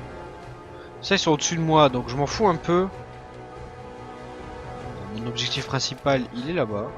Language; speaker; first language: French; native; French